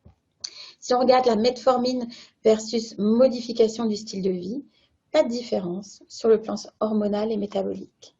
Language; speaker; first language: French; native; French